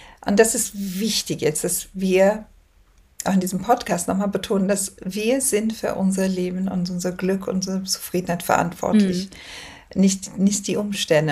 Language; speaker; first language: German; non-native, fluent; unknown